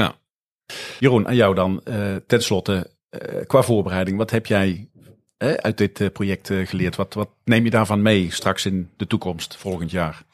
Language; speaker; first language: Dutch; native; Dutch